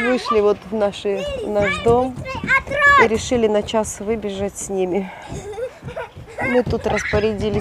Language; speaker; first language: Russian; native; Russian